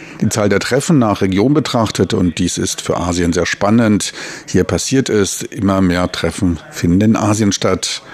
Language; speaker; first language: German; native; German